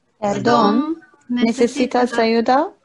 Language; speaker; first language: Spanish; non-native, learner; Turkish